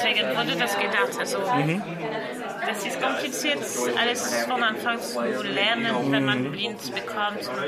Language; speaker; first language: German; non-native, learner; French